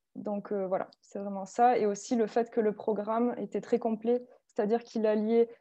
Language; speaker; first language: French; native; French